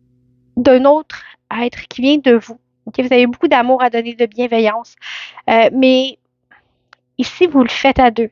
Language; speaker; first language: French; native; French